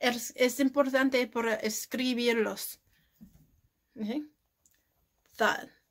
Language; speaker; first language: Spanish; non-native, learner; English